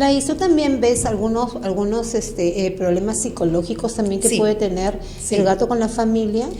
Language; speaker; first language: Spanish; native; Spanish